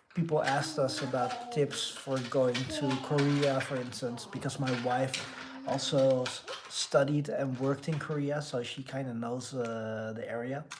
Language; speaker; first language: English; non-native, fluent; Dutch